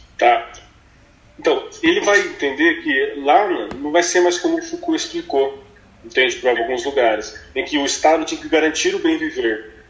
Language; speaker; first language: Portuguese; native; Portuguese